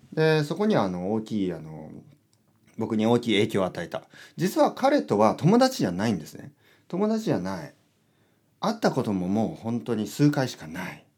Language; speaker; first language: Japanese; native; Japanese